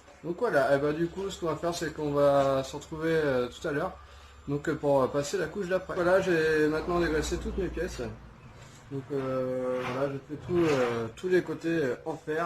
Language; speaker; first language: French; native; French